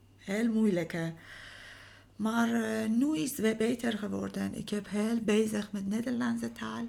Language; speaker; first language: Dutch; non-native, learner; Persian